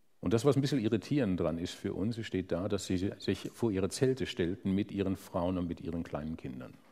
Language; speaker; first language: German; native; German